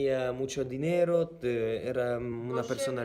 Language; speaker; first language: Spanish; non-native, fluent; Ukrainian